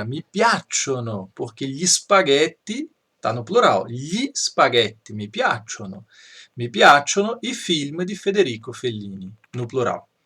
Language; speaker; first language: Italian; non-native, fluent; Portuguese